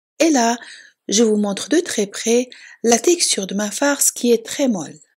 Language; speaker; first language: French; non-native, local second language; Arabic